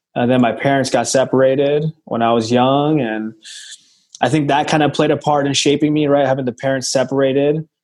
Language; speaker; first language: English; native; English